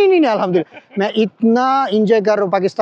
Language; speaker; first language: Hindi; non-native, fluent; Bangla